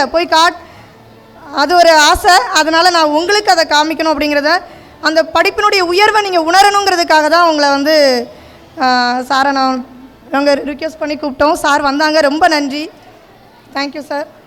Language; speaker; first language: Tamil; native; Tamil